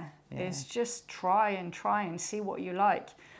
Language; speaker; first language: English; non-native, fluent; French